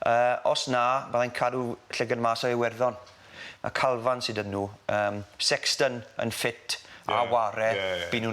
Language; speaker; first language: Welsh; native; Welsh